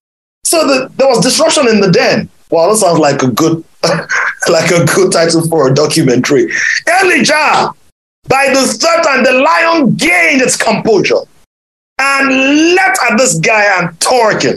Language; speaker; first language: English; non-native, local second language; Yoruba